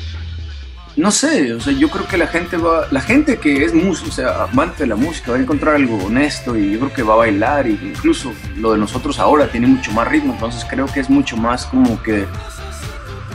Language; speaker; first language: Spanish; early bilingual, other home language; English